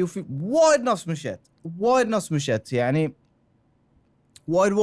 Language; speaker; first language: Arabic; native; Arabic